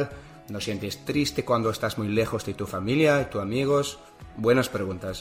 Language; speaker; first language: Spanish; non-native, learner; English